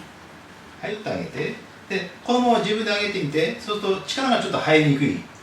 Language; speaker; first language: Japanese; native; Japanese